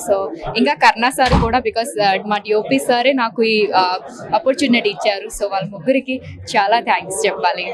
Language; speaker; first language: Telugu; non-native, fluent; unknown